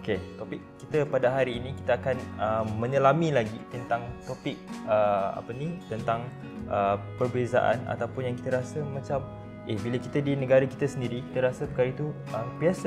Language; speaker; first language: Malay; native; Malay